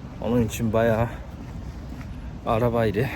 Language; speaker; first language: Turkish; non-native, fluent; Japanese